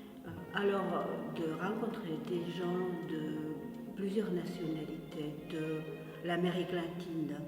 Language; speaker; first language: French; non-native, fluent; Slovak